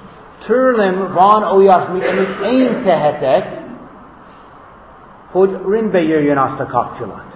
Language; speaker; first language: Hungarian; non-native, fluent; English